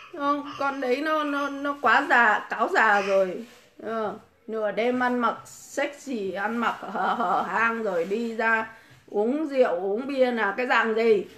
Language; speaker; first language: Vietnamese; native; Vietnamese